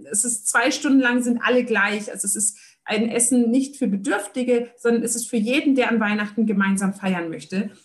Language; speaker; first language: German; early bilingual, other home language; Turkish